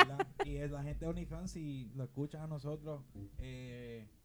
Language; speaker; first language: Spanish; early bilingual, heritage; Spanish